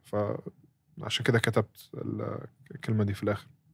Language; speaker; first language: Arabic; early bilingual, heritage; Arabic